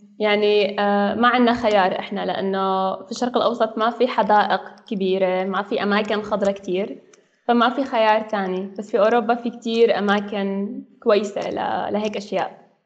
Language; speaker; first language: Arabic; native; Arabic